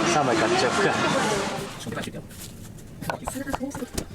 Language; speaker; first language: Japanese; native; Japanese